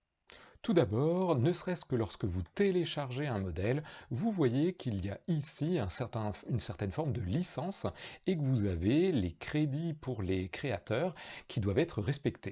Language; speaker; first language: French; native; French